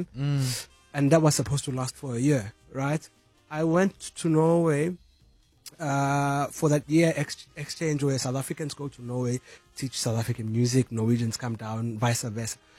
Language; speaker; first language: English; non-native, local second language; Zulu